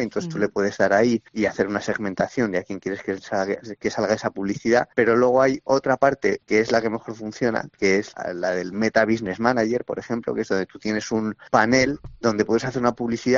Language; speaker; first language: Spanish; native; Spanish